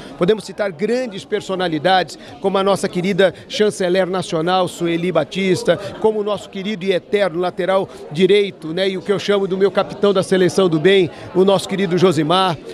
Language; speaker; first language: Portuguese; native; Portuguese